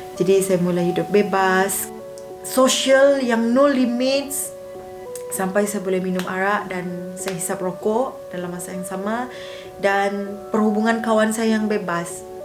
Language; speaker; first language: Malay; non-native, local second language; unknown